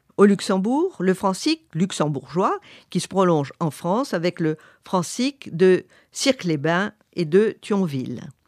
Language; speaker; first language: French; native; French